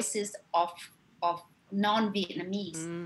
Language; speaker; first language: English; non-native, fluent; Vietnamese